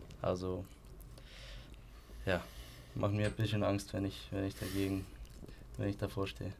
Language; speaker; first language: German; non-native, fluent; Icelandic